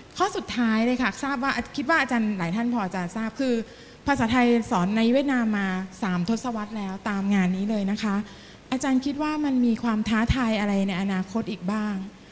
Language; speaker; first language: Thai; native; Thai